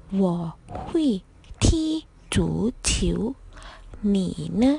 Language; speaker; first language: Chinese; non-native, fluent; Thai